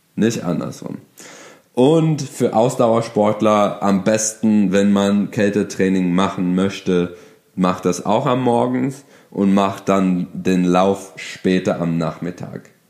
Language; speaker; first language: German; non-native, fluent; English